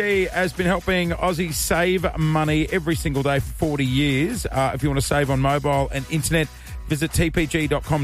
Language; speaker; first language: English; native; English